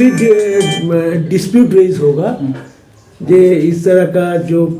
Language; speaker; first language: Hindi; non-native, local second language; Bangla